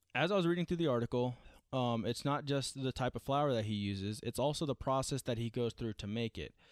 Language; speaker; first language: English; native; English